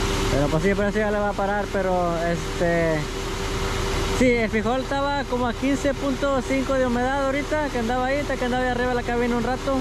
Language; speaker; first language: Spanish; native; Spanish